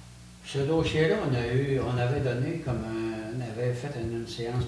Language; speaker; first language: French; native; French